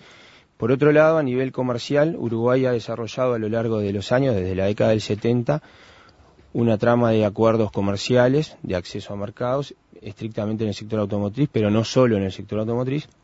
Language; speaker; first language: Spanish; native; Spanish